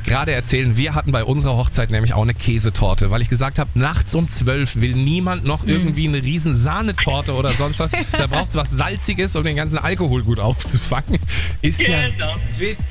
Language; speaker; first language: German; native; German